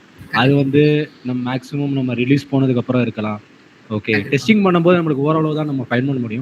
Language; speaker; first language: Tamil; native; Tamil